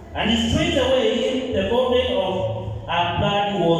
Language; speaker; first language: English; non-native, local second language; Swahili